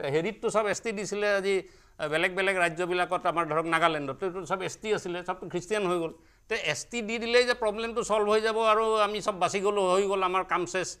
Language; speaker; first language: Assamese; native; Assamese